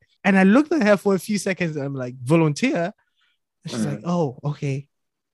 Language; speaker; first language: English; non-native, local second language; Akan